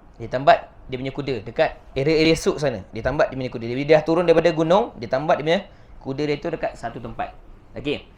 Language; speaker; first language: Malay; native; Malay